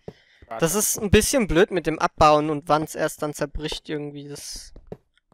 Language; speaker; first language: German; native; German